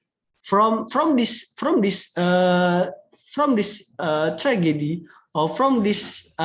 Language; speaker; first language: English; non-native, learner; Indonesian